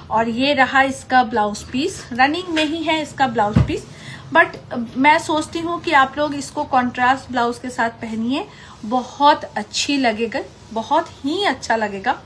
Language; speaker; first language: Hindi; non-native, local second language; Bangla